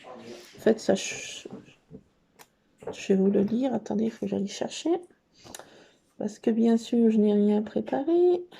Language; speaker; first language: French; native; French